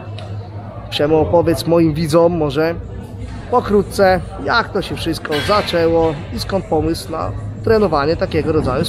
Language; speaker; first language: Polish; native; Polish